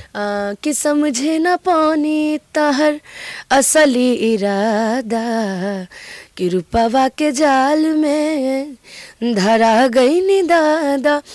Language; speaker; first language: Hindi; native; Hindi